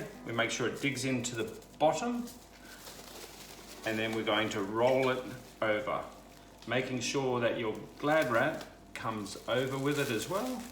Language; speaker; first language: English; native; English